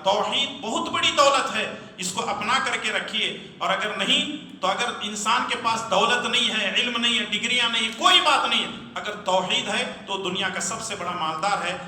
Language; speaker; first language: Urdu; native; Urdu